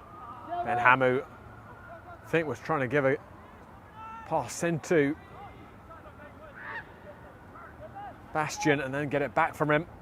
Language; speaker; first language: English; native; English